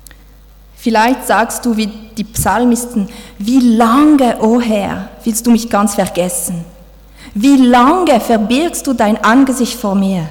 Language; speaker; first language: German; non-native, fluent; French